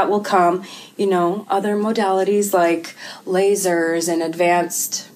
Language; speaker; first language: English; early bilingual, other home language; Russian